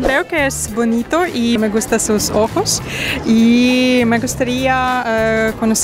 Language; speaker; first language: Spanish; non-native, learner; Russian